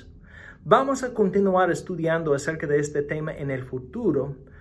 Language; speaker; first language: Spanish; non-native, fluent; English